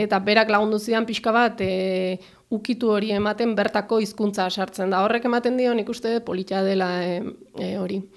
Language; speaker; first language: Basque; native; Basque